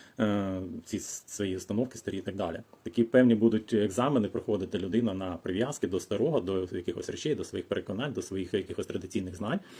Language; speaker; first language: Ukrainian; non-native, local second language; Russian